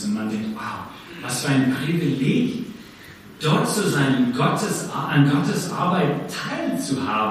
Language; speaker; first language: German; non-native, fluent; English